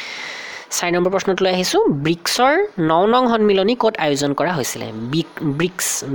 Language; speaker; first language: Assamese; native; Assamese